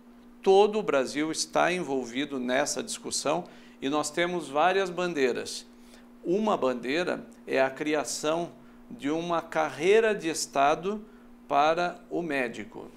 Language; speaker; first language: Portuguese; native; Portuguese